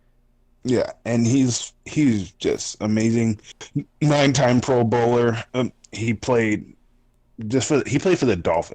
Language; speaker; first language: English; native; English